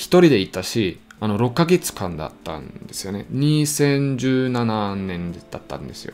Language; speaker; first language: Japanese; non-native, learner; German